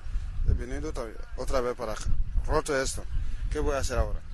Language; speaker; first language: Spanish; non-native, learner; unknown